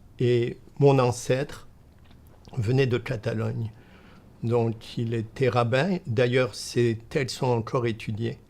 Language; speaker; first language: French; native; French